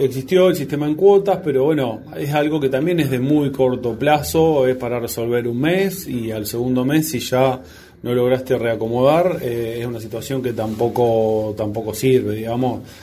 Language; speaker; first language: Spanish; native; Spanish